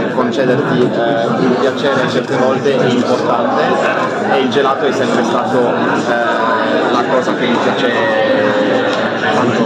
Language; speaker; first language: Italian; non-native, fluent; French